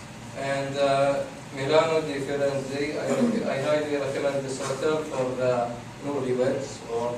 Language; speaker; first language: English; non-native, fluent; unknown